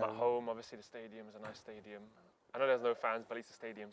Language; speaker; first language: English; early bilingual, other home language; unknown